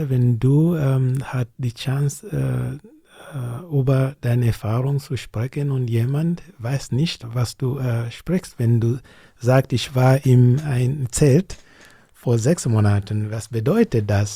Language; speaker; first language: German; non-native, learner; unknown